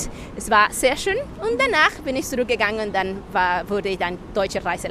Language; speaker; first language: German; non-native, fluent; Spanish